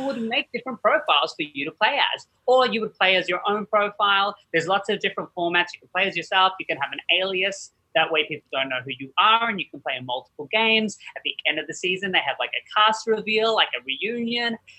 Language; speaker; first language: English; native; English